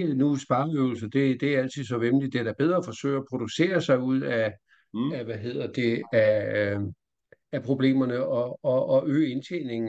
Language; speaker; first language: Danish; native; Danish